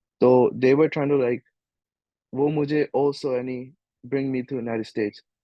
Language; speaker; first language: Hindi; native; Hindi